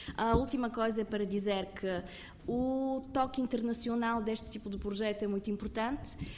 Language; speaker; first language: Portuguese; non-native, fluent; Bulgarian